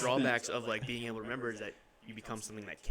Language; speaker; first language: English; native; English